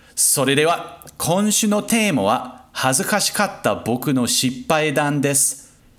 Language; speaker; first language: Japanese; non-native, fluent; English